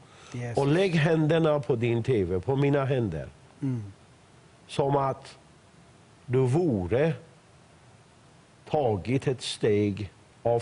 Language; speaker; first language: Swedish; non-native, fluent; Persian